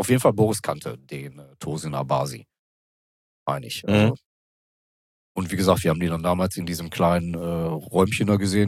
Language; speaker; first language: German; native; German